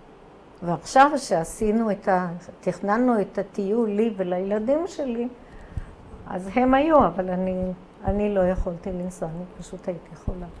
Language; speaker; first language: Hebrew; early bilingual, other home language; Croatian